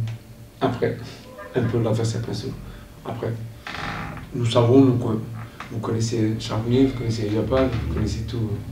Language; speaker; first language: French; non-native, learner; Portuguese